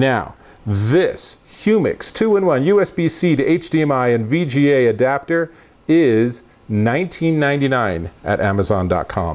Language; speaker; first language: English; native; English